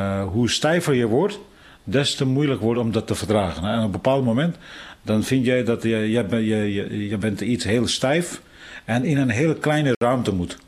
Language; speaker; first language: Dutch; non-native, fluent; Tibetan